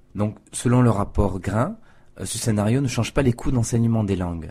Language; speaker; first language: French; native; French